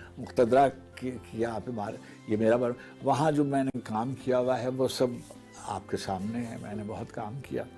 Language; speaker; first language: Urdu; native; Urdu